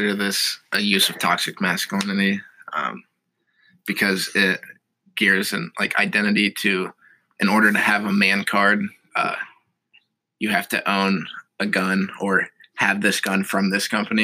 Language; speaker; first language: English; native; English